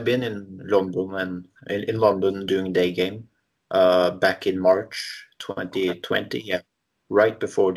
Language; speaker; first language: English; non-native, fluent; Norwegian